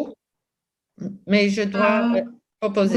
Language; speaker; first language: French; non-native, local second language; English